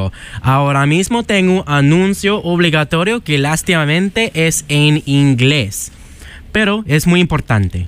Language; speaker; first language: Spanish; non-native, learner; English